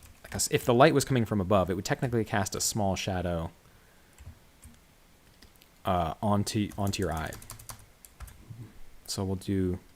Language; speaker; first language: English; native; English